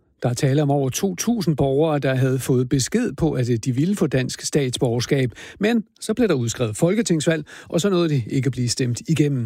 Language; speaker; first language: Danish; native; Danish